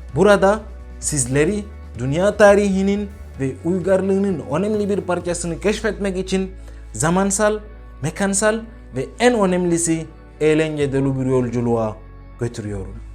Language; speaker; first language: Turkish; non-native, fluent; Arabic